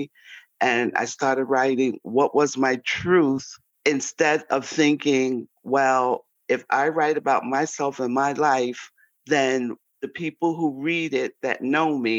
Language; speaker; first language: English; native; English